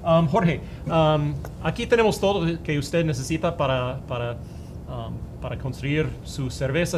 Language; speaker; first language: Spanish; non-native, learner; English